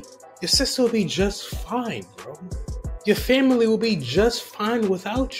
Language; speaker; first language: English; native; English